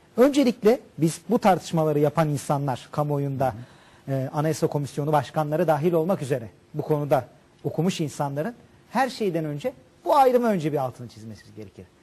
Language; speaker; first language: Turkish; native; Turkish